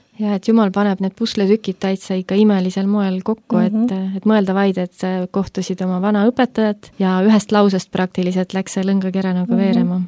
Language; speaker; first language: Estonian; native; Estonian